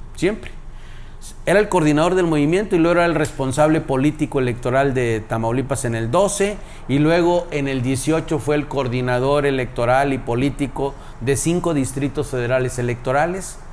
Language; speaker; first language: Spanish; native; Spanish